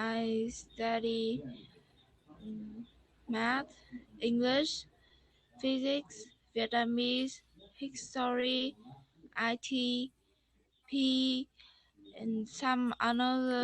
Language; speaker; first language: English; non-native, learner; Vietnamese